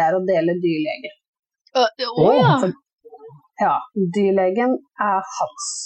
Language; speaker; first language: Norwegian; native; Norwegian